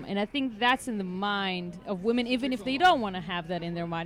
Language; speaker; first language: English; non-native, fluent; Hebrew